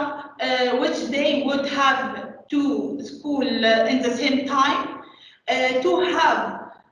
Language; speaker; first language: English; non-native, learner; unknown